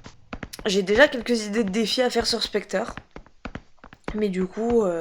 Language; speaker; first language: French; native; French